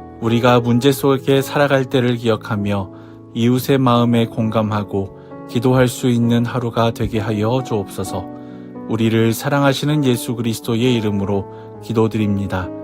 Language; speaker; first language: Korean; native; Korean